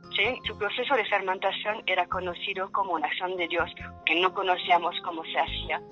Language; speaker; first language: Spanish; non-native, fluent; French